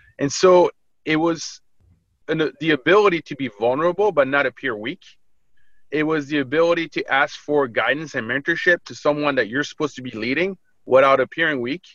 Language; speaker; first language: English; early bilingual, other home language; French